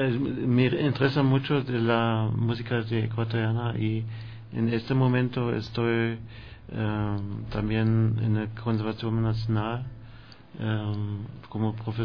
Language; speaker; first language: Spanish; non-native, learner; German